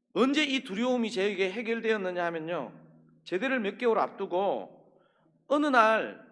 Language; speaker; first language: Korean; native; Korean